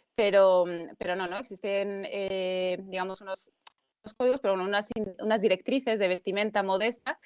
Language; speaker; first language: Spanish; early bilingual, other home language; Arabic